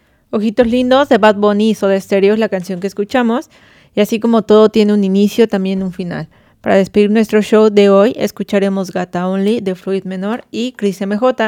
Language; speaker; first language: Spanish; native; Spanish